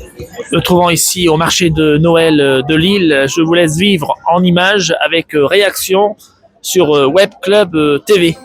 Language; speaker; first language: French; native; French